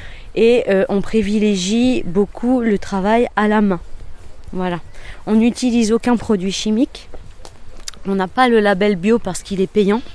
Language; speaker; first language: French; native; French